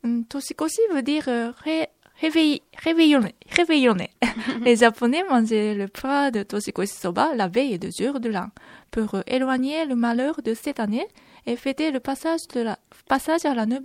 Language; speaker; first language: French; non-native, fluent; Japanese